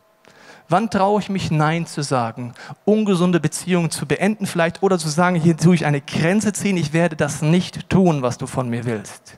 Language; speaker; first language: German; native; German